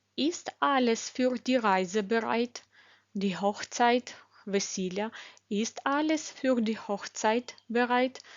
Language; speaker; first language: German; non-native, fluent; Ukrainian